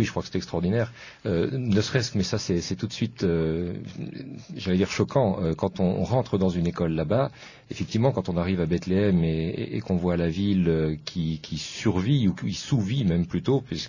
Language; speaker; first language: French; native; French